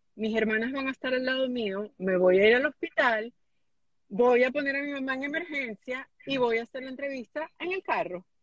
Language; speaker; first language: Spanish; native; Spanish